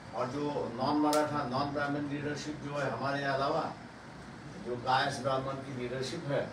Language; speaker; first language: Hindi; non-native, local second language; Marathi